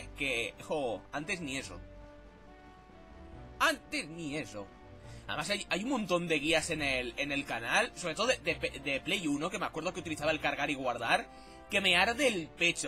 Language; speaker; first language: Spanish; native; Spanish